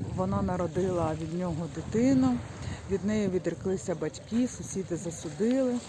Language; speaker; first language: Ukrainian; native; Ukrainian